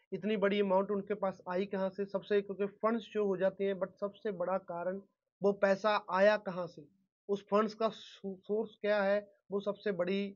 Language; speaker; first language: Hindi; non-native, local second language; Punjabi